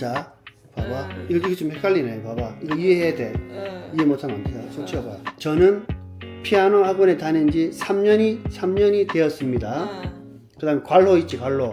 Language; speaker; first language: Korean; native; Korean